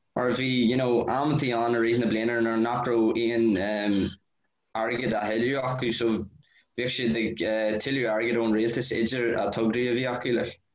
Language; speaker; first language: Irish; non-native, local second language; English